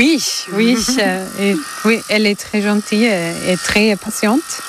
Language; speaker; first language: French; non-native, fluent; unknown